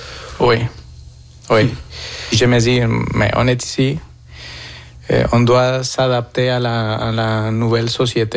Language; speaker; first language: French; non-native, fluent; Spanish